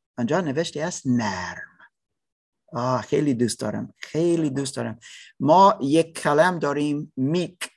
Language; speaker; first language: Persian; non-native, learner; English